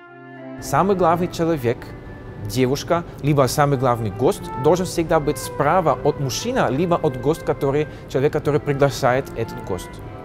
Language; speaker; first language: Russian; non-native, fluent; Dutch